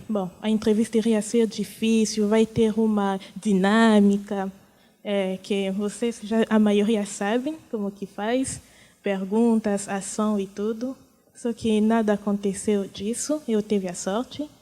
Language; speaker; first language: Portuguese; non-native, fluent; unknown